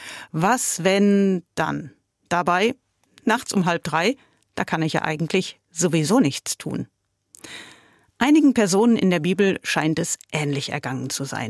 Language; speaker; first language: German; native; German